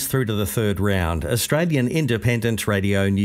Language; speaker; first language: English; native; English